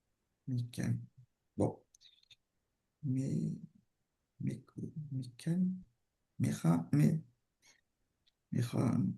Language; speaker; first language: Hebrew; non-native, learner; French